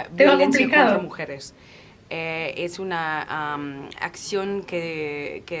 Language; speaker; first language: Spanish; non-native, fluent; English